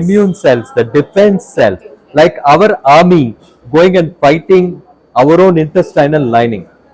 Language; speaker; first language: English; non-native, local second language; Tamil